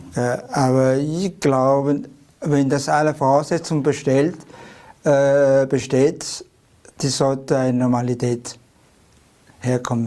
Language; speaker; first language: German; non-native, fluent; Chinese